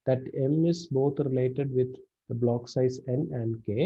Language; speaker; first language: English; non-native, local second language; Malayalam